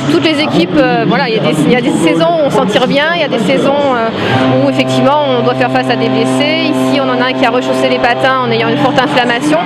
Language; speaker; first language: French; native; French